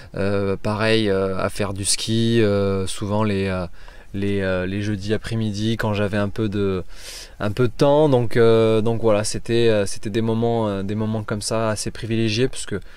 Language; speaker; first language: French; native; French